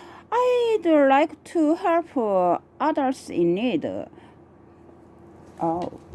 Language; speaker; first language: English; non-native, learner; Korean